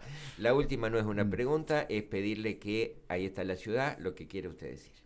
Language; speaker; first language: Spanish; native; Spanish